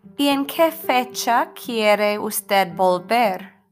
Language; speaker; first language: Spanish; non-native, fluent; English